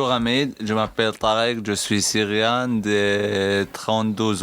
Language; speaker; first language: French; non-native, learner; Arabic